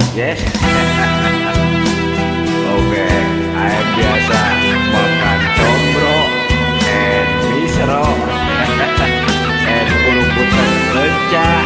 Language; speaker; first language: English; non-native, learner; Sundanese